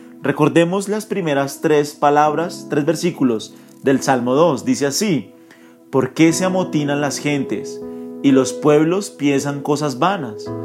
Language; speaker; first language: Spanish; native; Spanish